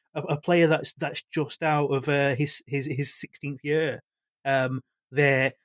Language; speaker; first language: English; native; English